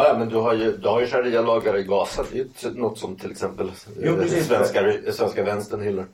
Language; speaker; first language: Swedish; native; Swedish